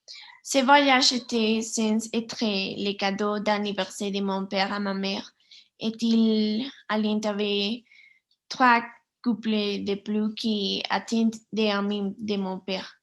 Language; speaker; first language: French; non-native, learner; Spanish